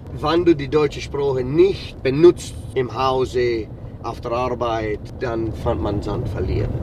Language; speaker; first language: German; early bilingual, heritage; English